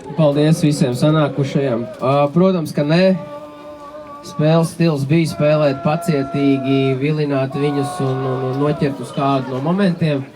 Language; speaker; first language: Latvian; native; Latvian